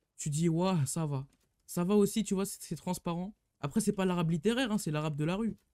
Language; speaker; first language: French; native; French